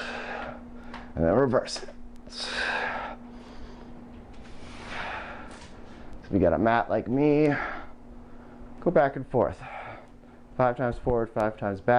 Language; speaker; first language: English; native; English